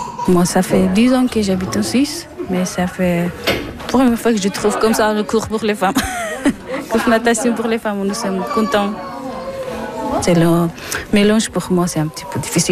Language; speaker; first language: French; non-native, learner; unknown